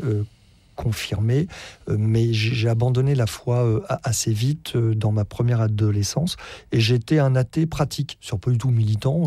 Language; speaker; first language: French; native; French